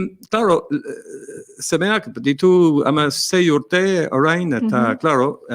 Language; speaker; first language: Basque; non-native, learner; English